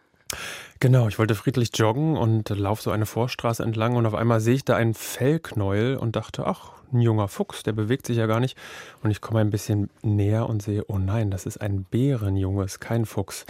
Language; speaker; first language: German; native; German